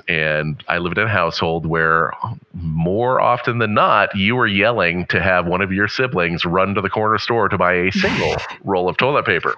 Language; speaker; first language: English; native; English